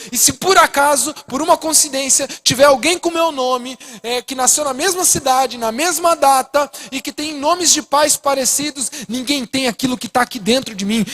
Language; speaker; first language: Portuguese; early bilingual, other home language; Spanish